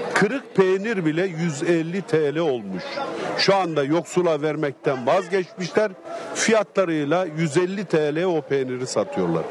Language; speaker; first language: Turkish; native; Turkish